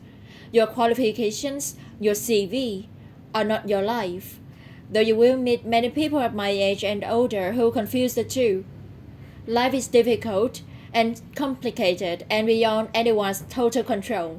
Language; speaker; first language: English; non-native, learner; Vietnamese